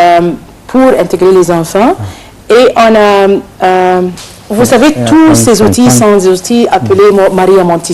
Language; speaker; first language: French; non-native, fluent; Arabic